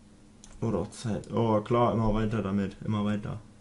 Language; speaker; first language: German; native; German